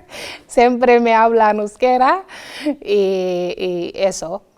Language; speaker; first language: Spanish; non-native, fluent; Wolof